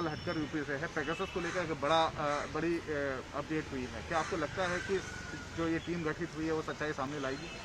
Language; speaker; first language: Hindi; native; Hindi